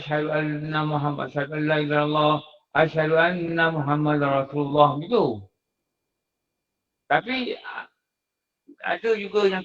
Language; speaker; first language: Malay; native; Malay